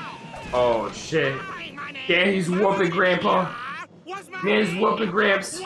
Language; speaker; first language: English; native; English